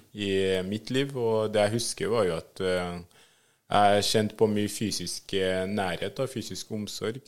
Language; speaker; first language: Norwegian; early bilingual, other home language; Swahili